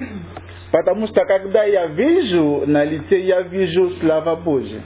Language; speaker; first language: Russian; non-native, learner; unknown